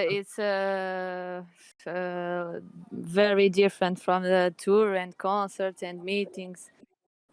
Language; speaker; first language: English; non-native, learner; Portuguese